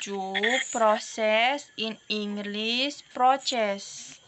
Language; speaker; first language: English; non-native, learner; Indonesian